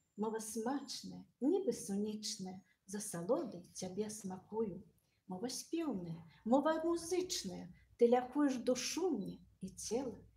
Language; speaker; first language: Belarusian; native; Belarusian